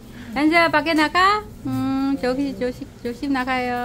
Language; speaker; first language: Korean; non-native, learner; Vietnamese